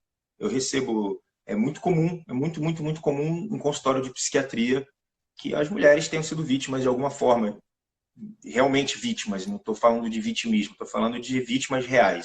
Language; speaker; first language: Portuguese; native; Portuguese